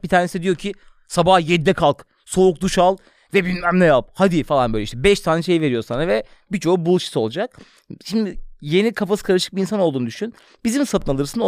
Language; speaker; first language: Turkish; native; Turkish